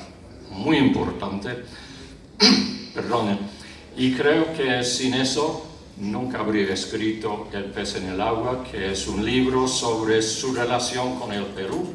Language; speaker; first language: Spanish; non-native, fluent; English